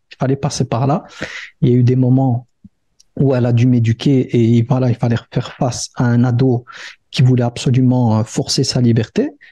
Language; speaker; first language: French; early bilingual, other home language; Arabic